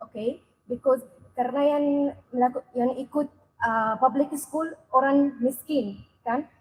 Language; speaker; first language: Indonesian; non-native, learner; Arabic